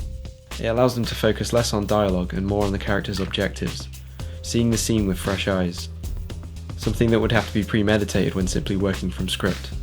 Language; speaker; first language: English; native; English